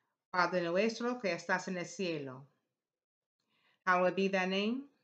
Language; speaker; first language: Spanish; non-native, learner; English